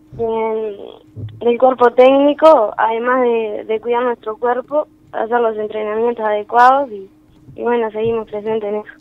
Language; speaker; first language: Spanish; native; Spanish